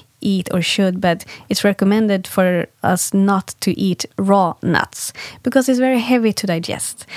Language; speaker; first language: English; non-native, fluent; Swedish